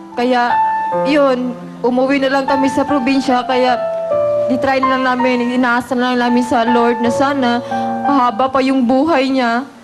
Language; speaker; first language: Filipino; non-native, local second language; Cebuano